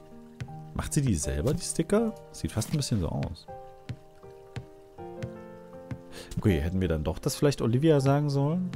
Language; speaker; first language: German; native; German